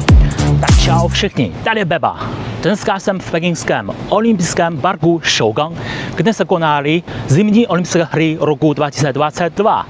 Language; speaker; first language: Czech; non-native, learner; Chinese